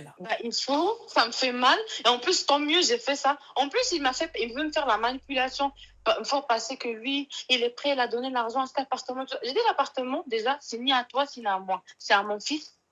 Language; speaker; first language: French; non-native, local second language; Arabic